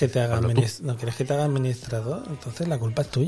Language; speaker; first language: Spanish; native; Spanish